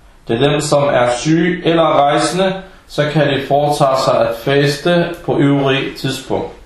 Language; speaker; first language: Danish; early bilingual, other home language; Arabic